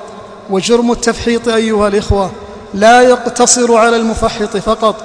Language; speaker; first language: Arabic; native; Arabic